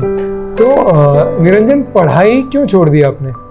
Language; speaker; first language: Hindi; native; Hindi